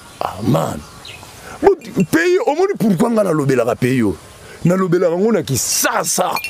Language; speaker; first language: Lingala; native; Lingala